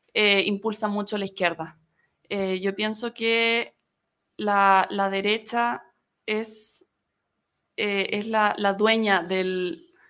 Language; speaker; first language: Spanish; native; Spanish